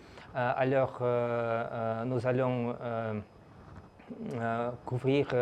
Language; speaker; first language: French; non-native, fluent; Russian